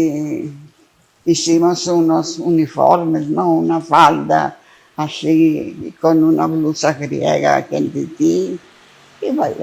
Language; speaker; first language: Spanish; non-native, fluent; Greek